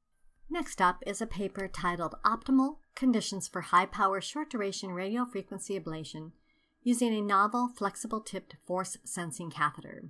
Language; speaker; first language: English; native; English